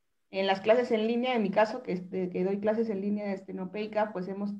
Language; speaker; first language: Spanish; native; Spanish